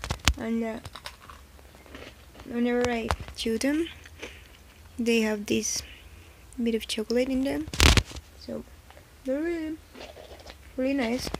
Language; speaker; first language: English; non-native, fluent; Spanish